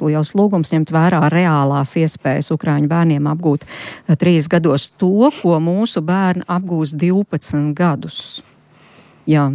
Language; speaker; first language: Latvian; native; Latvian